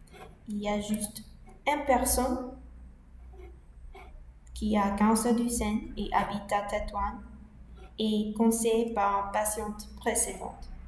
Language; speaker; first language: French; non-native, learner; English